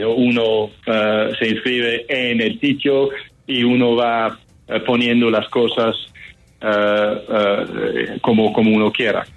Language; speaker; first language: Spanish; non-native, fluent; English